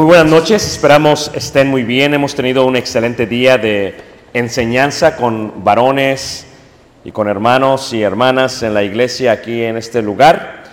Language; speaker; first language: Spanish; native; Spanish